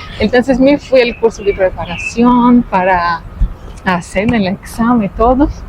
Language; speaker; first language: Spanish; non-native, fluent; Portuguese